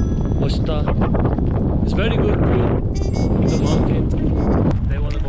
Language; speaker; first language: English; non-native, learner; Korean